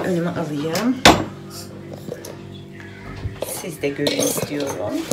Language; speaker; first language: Turkish; native; Turkish